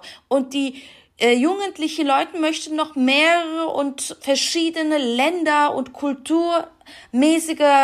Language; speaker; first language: German; non-native, fluent; Turkish